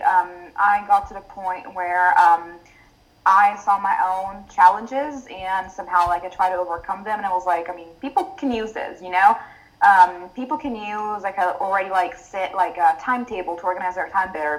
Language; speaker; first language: English; non-native, fluent; Italian